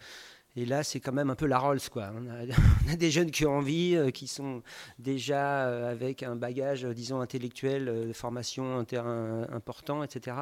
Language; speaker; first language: French; native; French